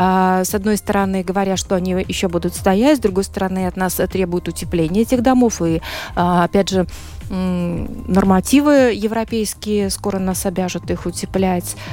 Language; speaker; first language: Russian; native; Russian